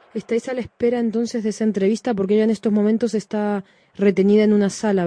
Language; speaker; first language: Spanish; native; Spanish